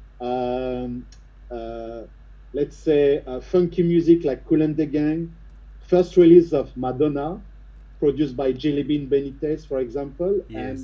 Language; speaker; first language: English; non-native, fluent; French